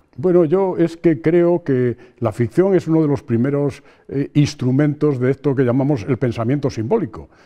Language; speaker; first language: Spanish; native; Spanish